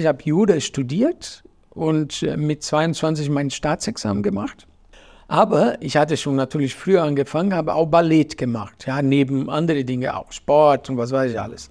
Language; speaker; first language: German; non-native, fluent; Portuguese